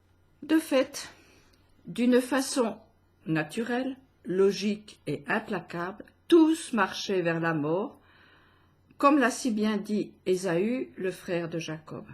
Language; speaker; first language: French; native; French